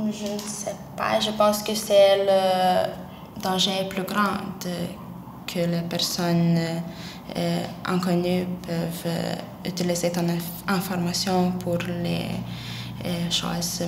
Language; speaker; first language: French; non-native, learner; Lithuanian